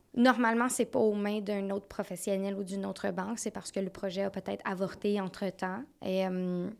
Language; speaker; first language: French; native; French